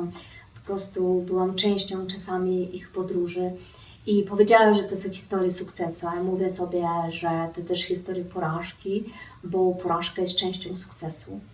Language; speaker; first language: Polish; non-native, fluent; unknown